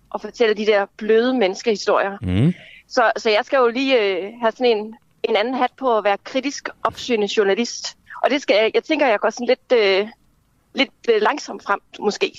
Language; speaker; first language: Danish; native; Danish